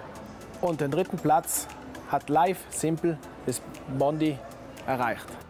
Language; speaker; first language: German; native; German